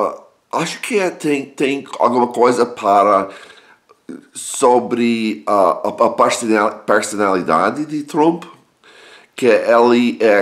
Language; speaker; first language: Portuguese; non-native, learner; English